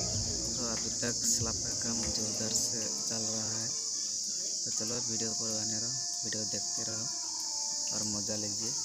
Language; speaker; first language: Hindi; non-native, local second language; Odia